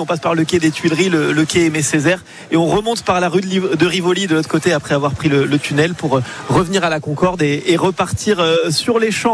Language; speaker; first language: French; native; French